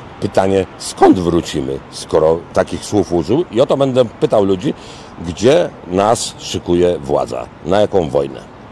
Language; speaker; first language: Polish; native; Polish